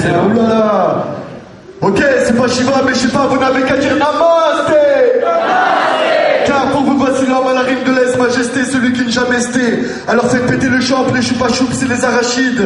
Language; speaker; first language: French; native; French